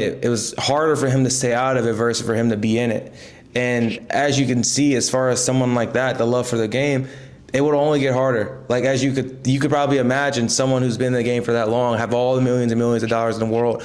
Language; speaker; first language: English; native; English